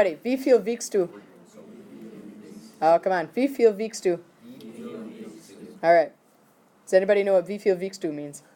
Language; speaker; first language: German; non-native, fluent; English